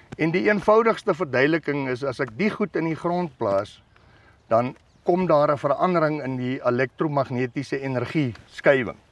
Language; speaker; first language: Afrikaans; native; Afrikaans